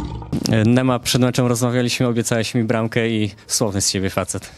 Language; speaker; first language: Polish; native; Polish